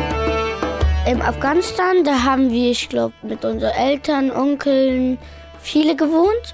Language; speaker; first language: German; early bilingual, other home language; Pashto